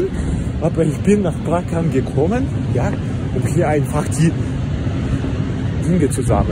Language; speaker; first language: German; non-native, learner; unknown